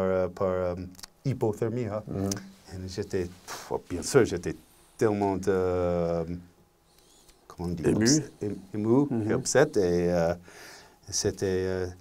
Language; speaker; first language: French; non-native, learner; English